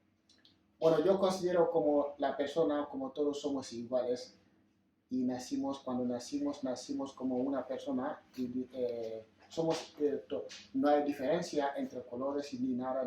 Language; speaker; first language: Spanish; non-native, fluent; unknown